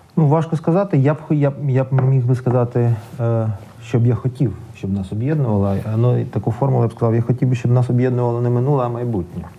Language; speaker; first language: Ukrainian; non-native, local second language; Russian